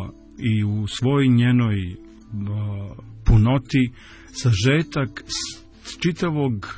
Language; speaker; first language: Serbian; native; Serbian